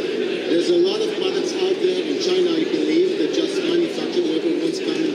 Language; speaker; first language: English; non-native, fluent; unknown